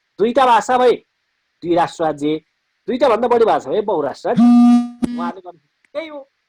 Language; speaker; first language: Nepali; native; Nepali